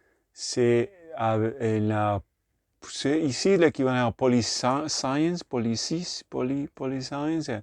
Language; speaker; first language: French; non-native, learner; Spanish